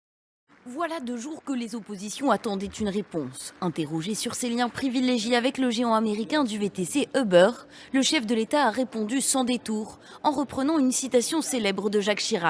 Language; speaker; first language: French; native; French